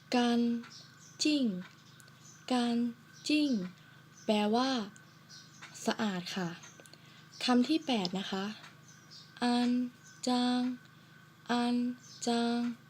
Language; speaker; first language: Thai; native; Thai